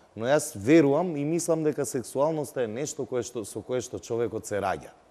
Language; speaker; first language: Macedonian; non-native, local second language; Albanian